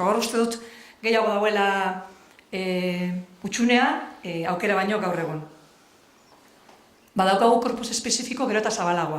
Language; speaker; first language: Basque; native; Basque